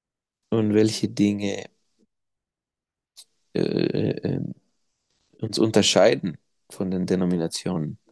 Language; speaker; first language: German; non-native, fluent; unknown